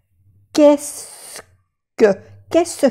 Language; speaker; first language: French; non-native, fluent; Spanish